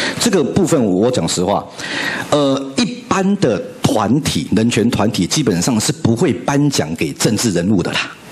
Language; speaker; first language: Chinese; native; Chinese